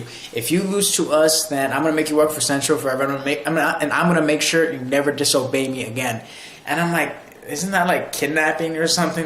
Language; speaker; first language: English; native; English